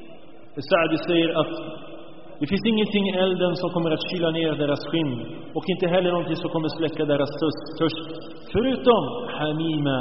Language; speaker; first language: Swedish; early bilingual, other home language; Arabic